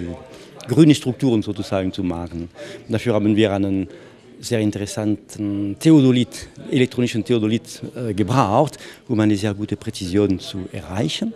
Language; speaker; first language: German; non-native, fluent; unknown